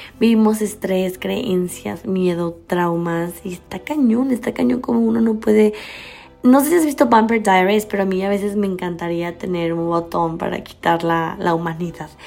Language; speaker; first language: Spanish; native; Spanish